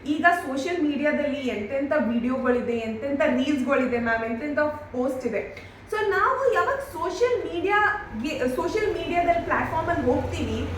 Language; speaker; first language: Kannada; non-native, learner; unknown